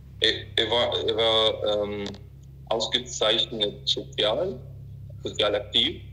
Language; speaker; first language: German; non-native, learner; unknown